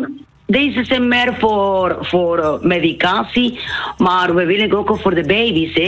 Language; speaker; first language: Dutch; non-native, learner; Spanish